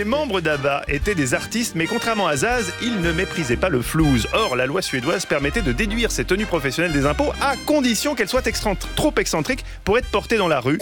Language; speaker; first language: French; native; French